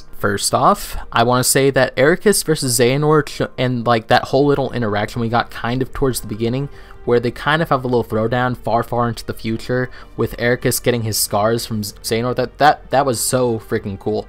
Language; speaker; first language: English; native; English